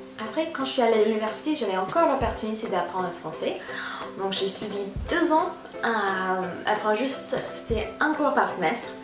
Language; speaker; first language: French; non-native, fluent; English